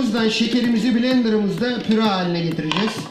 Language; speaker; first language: Turkish; native; Turkish